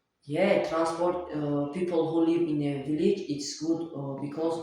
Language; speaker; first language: English; non-native, learner; Tajik